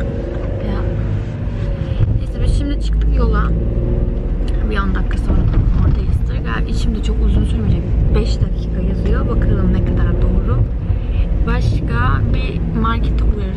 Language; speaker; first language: Turkish; native; Turkish